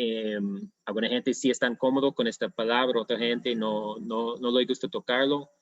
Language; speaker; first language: Spanish; non-native, fluent; English